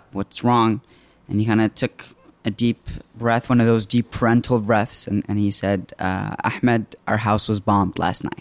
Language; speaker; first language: English; early bilingual, other home language; Arabic